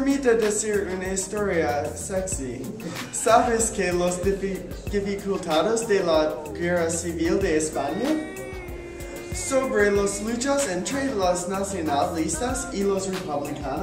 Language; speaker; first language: Spanish; non-native, learner; English